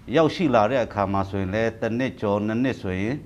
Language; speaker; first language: Burmese; non-native, local second language; Lahu